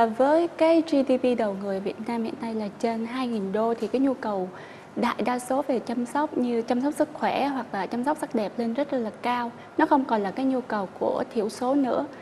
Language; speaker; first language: Vietnamese; native; Vietnamese